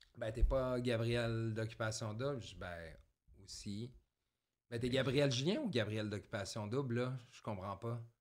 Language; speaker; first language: French; native; French